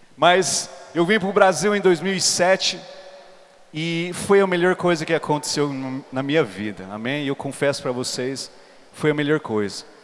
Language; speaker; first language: Portuguese; non-native, fluent; English